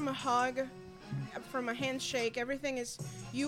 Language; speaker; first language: English; non-native, fluent; Spanish